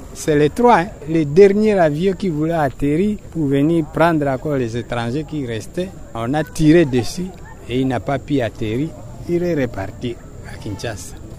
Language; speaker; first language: French; non-native, local second language; Swahili